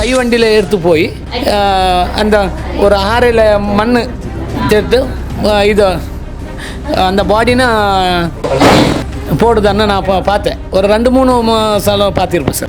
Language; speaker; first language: Tamil; non-native, learner; Kannada